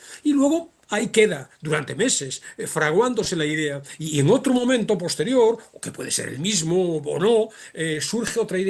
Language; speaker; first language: Spanish; native; Spanish